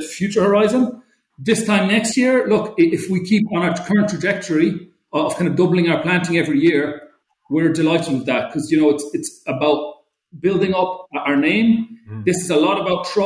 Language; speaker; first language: English; native; English